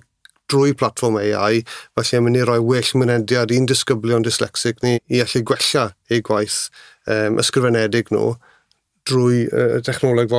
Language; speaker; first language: Welsh; native; Welsh